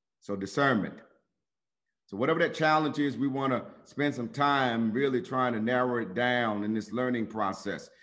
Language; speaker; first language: English; native; English